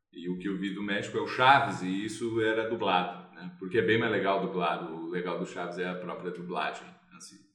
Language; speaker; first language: Portuguese; native; Portuguese